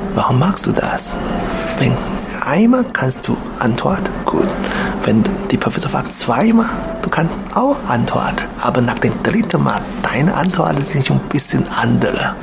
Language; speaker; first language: German; non-native, learner; Chinese